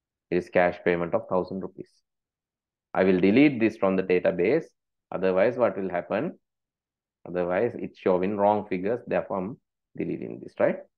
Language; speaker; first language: English; non-native, local second language; Sinhala